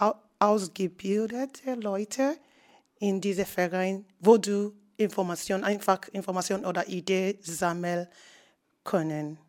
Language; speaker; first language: German; non-native, fluent; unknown